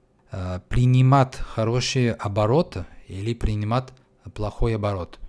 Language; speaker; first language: Russian; non-native, fluent; French